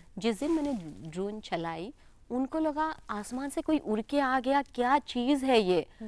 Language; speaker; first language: Hindi; non-native, local second language; Assamese